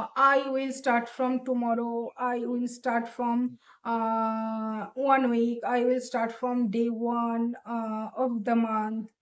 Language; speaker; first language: English; non-native, learner; Bangla